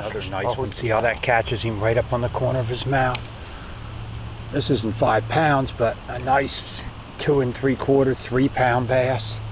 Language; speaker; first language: English; native; English